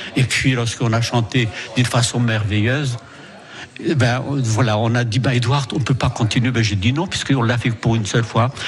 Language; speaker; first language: French; native; French